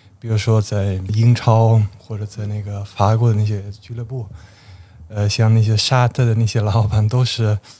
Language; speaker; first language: Chinese; non-native, fluent; Slovenian